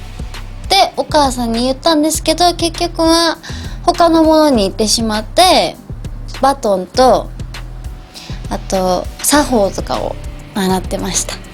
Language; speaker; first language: Japanese; native; Japanese